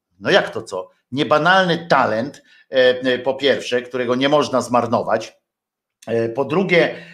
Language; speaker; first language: Polish; native; Polish